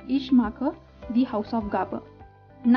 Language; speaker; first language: German; non-native, fluent; Hindi